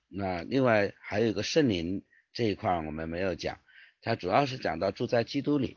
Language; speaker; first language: Chinese; native; Chinese